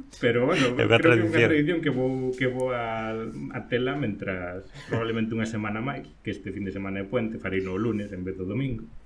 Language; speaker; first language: Galician; non-native, local second language; Spanish